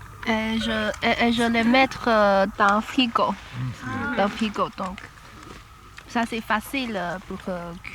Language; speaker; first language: French; non-native, learner; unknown